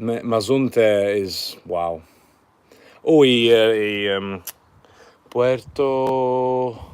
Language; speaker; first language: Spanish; non-native, learner; English